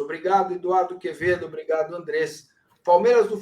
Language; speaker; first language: Portuguese; native; Portuguese